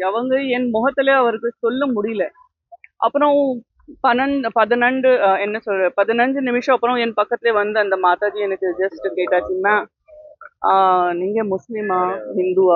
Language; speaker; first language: Tamil; non-native, local second language; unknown